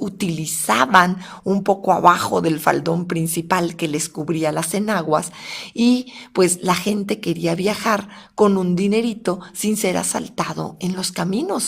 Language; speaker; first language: Spanish; native; Spanish